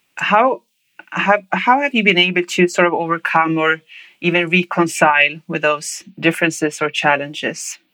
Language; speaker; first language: English; non-native, fluent; Swedish